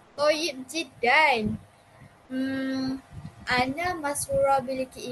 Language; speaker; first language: Arabic; non-native, learner; Malay